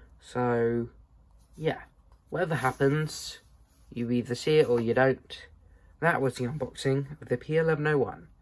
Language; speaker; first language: English; native; English